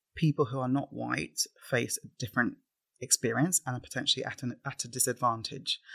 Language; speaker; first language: English; native; English